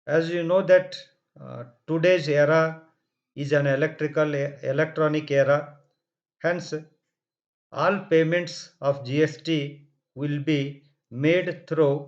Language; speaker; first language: English; non-native, local second language; Kannada